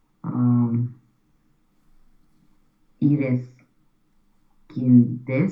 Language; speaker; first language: German; non-native, learner; Romanian